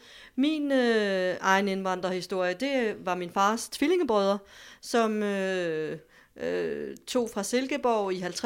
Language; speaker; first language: Danish; native; Danish